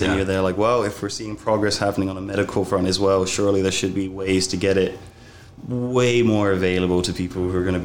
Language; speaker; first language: English; native; English